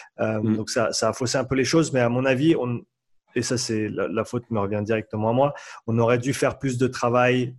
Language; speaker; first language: French; native; French